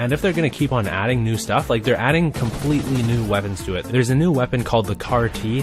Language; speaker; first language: English; native; English